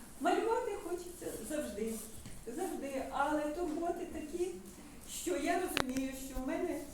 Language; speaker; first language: Ukrainian; native; Ukrainian